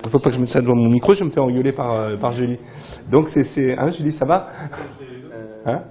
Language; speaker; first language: French; native; French